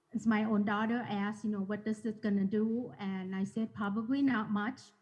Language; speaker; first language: English; non-native, fluent; Thai